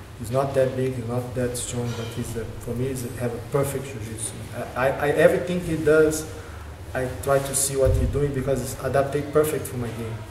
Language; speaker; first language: English; non-native, learner; Portuguese